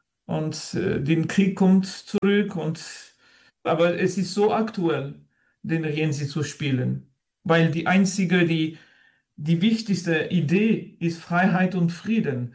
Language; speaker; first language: German; non-native, fluent; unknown